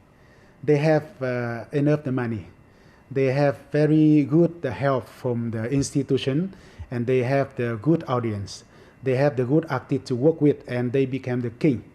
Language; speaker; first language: English; non-native, fluent; Vietnamese